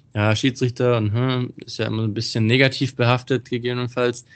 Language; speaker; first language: German; native; German